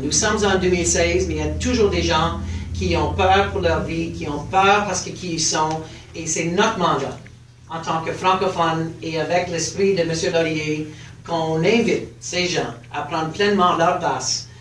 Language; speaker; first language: French; early bilingual, heritage; French